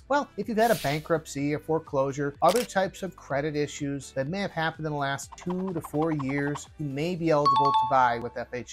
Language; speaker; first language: English; native; English